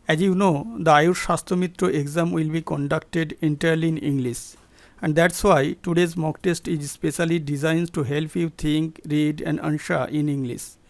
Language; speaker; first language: English; non-native, local second language; Bangla